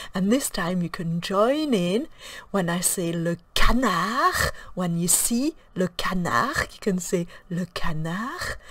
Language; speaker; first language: English; non-native, fluent; French